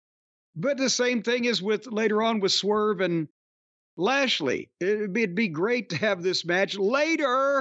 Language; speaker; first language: English; native; English